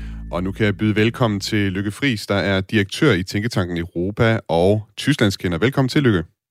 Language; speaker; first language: Danish; native; Danish